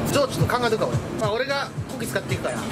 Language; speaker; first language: Japanese; native; Japanese